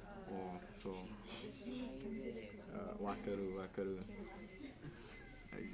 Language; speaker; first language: Japanese; non-native, learner; English